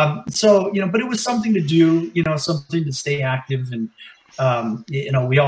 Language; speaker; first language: English; native; English